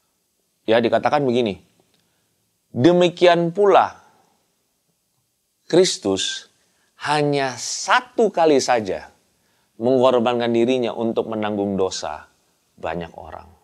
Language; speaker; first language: Indonesian; native; Indonesian